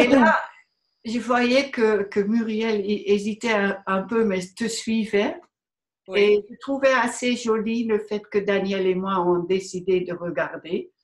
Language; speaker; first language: French; non-native, fluent; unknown